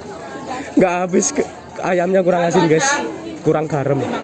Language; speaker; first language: Indonesian; native; Indonesian